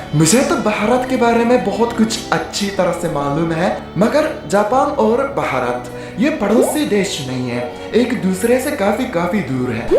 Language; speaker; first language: Hindi; non-native, fluent; Japanese